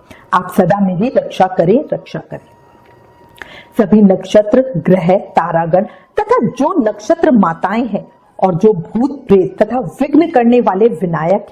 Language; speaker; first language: Hindi; native; Hindi